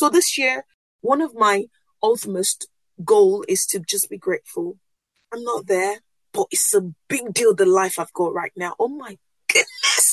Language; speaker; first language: English; non-native, local second language; Yoruba